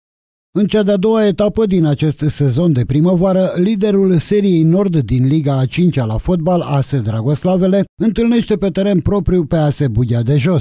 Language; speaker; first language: Romanian; native; Romanian